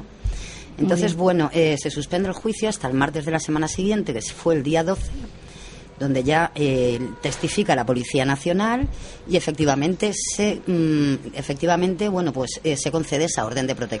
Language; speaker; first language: Spanish; native; Spanish